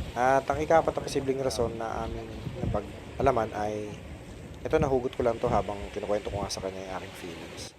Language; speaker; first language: Filipino; native; Filipino